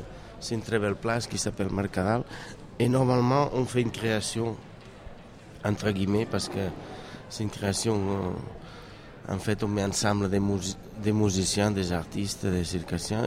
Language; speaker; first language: French; non-native, fluent; Catalan